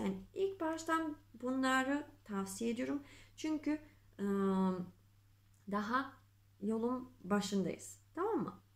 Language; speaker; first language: Turkish; non-native, fluent; Macedonian